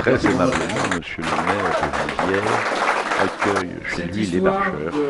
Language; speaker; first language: French; native; French